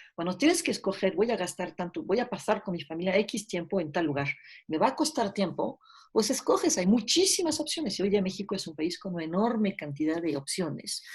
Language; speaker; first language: Spanish; early bilingual, heritage; French